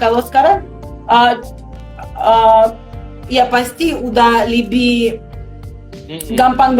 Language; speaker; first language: Indonesian; non-native, fluent; Russian